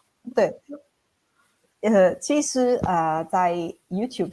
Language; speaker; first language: Chinese; non-native, fluent; Italian